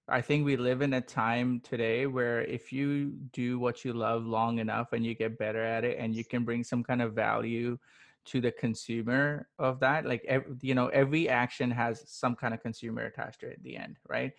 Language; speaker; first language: English; non-native, local second language; Urdu